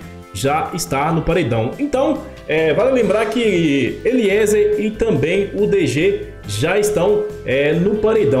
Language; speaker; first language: Portuguese; native; Portuguese